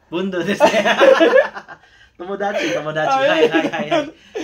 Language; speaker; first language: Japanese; non-native, learner; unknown